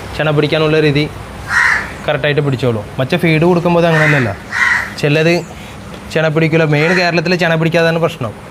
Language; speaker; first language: Malayalam; non-native, local second language; Tamil